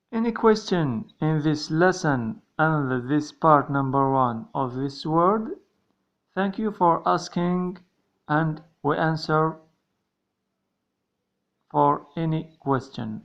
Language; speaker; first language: English; non-native, learner; Arabic